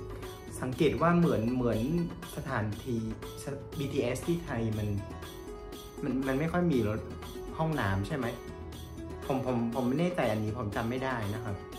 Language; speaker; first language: Thai; non-native, fluent; Vietnamese